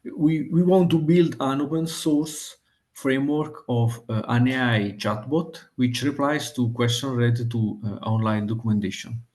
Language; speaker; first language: English; non-native, fluent; Italian